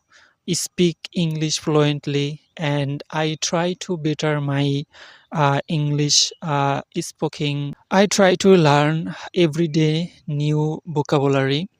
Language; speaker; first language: English; non-native, learner; Bangla